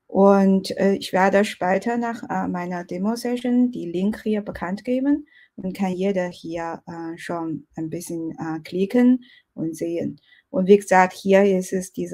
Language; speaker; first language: German; non-native, fluent; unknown